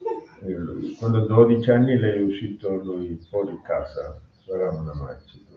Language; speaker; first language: Italian; non-native, fluent; Tamil